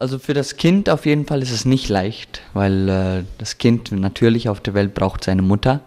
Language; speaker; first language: German; early bilingual, heritage; German